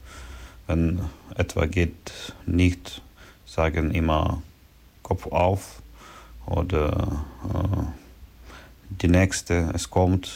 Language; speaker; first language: German; non-native, learner; Ukrainian